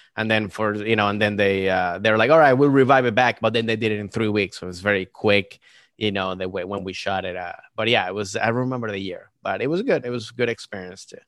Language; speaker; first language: English; early bilingual, other home language; Spanish